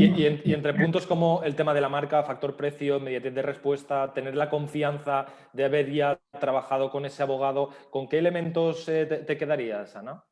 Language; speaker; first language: Spanish; native; Spanish